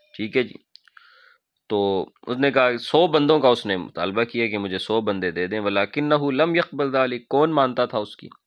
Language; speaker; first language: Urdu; non-native, local second language; Punjabi